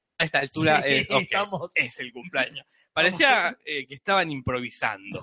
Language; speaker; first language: Spanish; native; Spanish